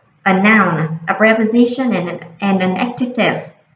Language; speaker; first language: English; non-native, fluent; Vietnamese